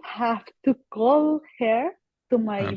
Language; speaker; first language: English; non-native, learner; Spanish